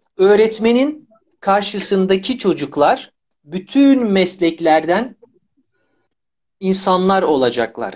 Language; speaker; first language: Turkish; native; Turkish